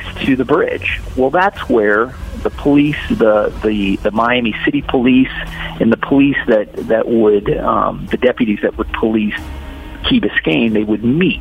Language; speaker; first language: English; native; English